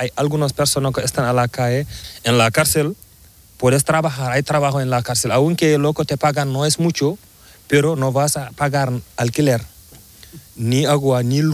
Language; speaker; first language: Spanish; non-native, learner; Fula